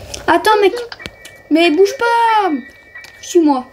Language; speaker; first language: French; native; French